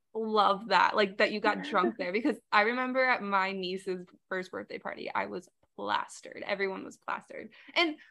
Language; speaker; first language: English; native; English